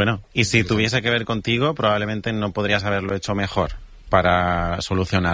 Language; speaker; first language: Spanish; native; Spanish